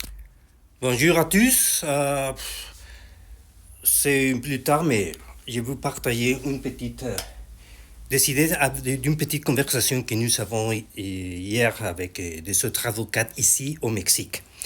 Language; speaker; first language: French; non-native, learner; Spanish